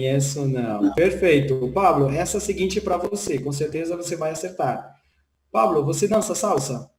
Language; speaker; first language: Portuguese; non-native, fluent; Spanish